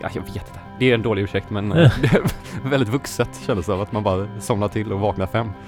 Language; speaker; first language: Swedish; native; Swedish